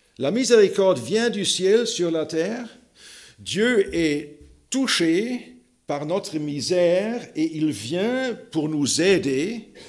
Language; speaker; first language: French; non-native, fluent; German